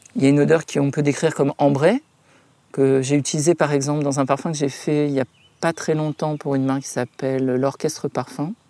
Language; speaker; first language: French; native; French